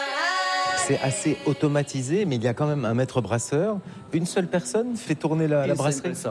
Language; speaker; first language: French; native; French